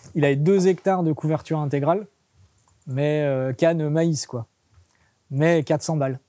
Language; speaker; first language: French; native; French